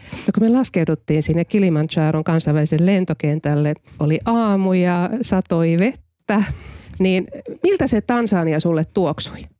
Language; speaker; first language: Finnish; native; Finnish